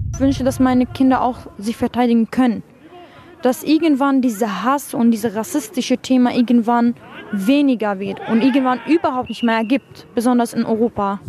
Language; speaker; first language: German; non-native, fluent; Arabic